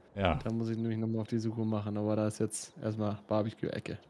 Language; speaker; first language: German; native; German